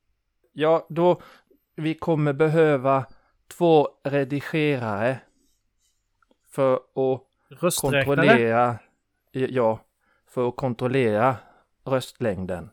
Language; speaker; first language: Swedish; native; Swedish